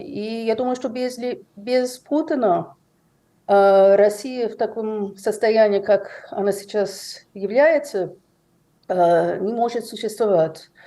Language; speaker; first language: Russian; non-native, fluent; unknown